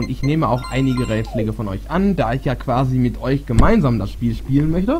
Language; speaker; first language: German; native; German